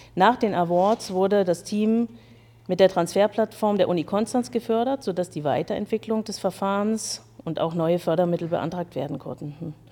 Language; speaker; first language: German; native; German